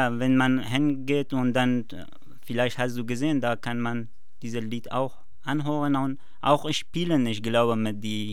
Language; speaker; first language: German; non-native, learner; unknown